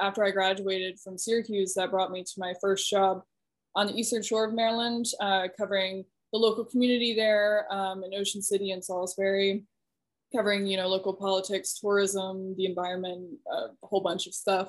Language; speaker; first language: English; native; English